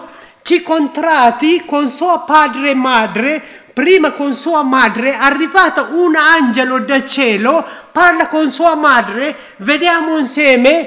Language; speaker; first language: Italian; non-native, learner; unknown